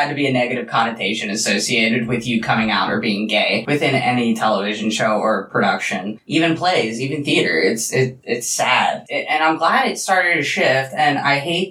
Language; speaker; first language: English; native; English